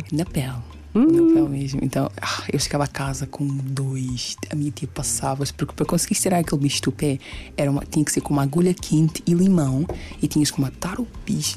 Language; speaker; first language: Portuguese; early bilingual, other home language; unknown